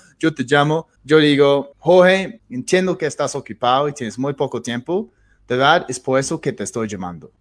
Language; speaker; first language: Spanish; non-native, fluent; English